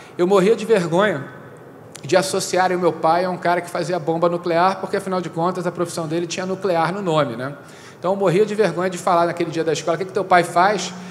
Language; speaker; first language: Portuguese; native; Portuguese